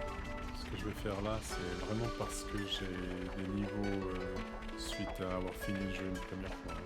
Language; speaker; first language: French; native; French